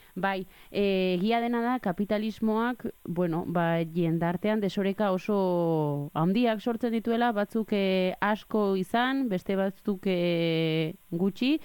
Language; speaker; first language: Basque; native; Basque